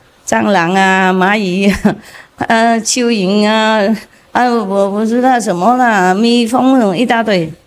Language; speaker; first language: Chinese; non-native, fluent; Vietnamese